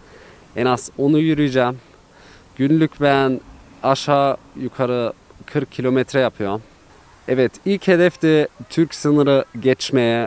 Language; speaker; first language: Turkish; early bilingual, heritage; Turkish